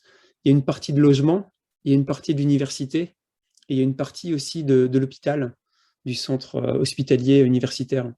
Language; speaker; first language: French; native; French